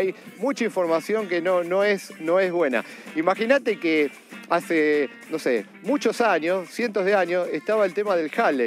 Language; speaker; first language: Spanish; native; Spanish